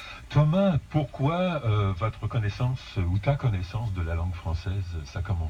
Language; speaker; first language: French; native; French